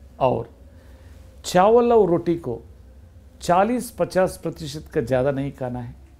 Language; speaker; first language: Hindi; non-native, local second language; Kannada